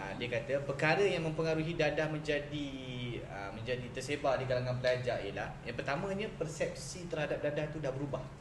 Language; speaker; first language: Malay; native; Malay